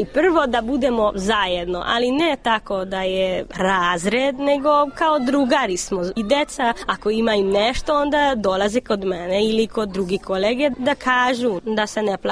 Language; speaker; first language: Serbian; non-native, local second language; Hungarian